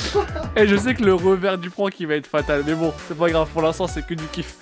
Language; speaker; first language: French; native; French